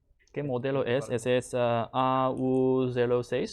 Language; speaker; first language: Spanish; non-native, learner; Chinese